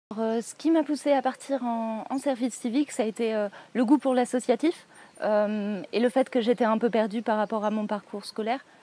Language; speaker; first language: French; native; French